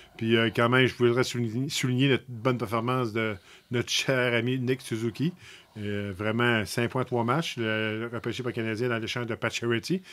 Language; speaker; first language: French; native; French